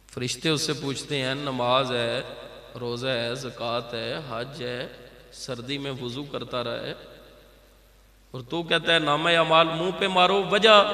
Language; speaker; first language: Urdu; non-native, local second language; Punjabi